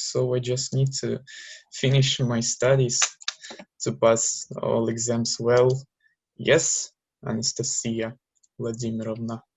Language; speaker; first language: English; non-native, learner; Russian